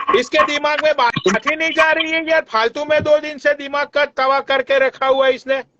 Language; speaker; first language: Hindi; native; Hindi